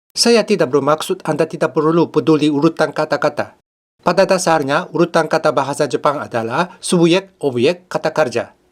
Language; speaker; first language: Indonesian; non-native, fluent; Japanese